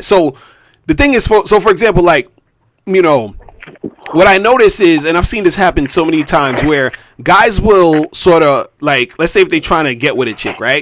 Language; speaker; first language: English; native; English